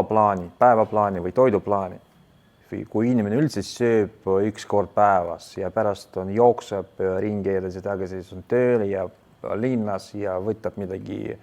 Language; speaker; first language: Estonian; non-native, local second language; Russian